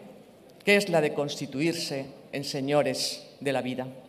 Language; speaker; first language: Spanish; native; Spanish